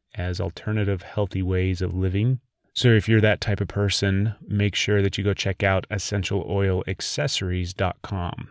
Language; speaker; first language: English; native; English